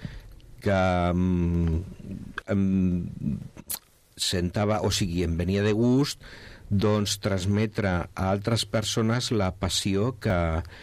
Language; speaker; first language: Catalan; non-native, local second language; Spanish